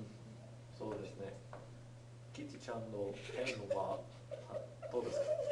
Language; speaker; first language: Japanese; non-native, learner; English